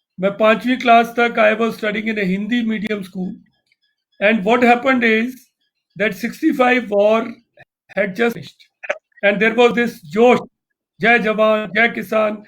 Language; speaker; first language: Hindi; non-native, local second language; Punjabi